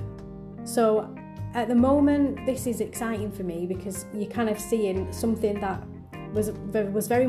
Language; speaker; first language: English; native; English